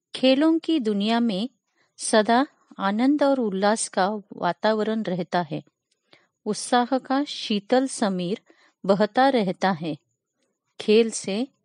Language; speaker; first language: Hindi; non-native, local second language; Kannada